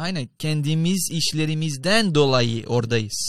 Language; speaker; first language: Turkish; non-native, fluent; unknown